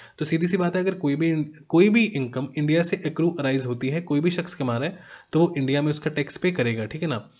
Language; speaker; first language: Hindi; native; Hindi